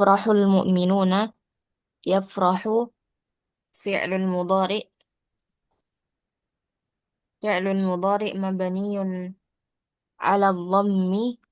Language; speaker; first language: Arabic; non-native, learner; Indonesian